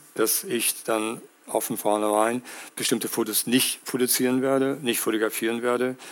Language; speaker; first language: German; native; German